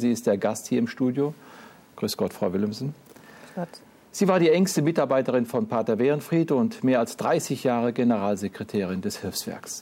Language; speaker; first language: German; native; German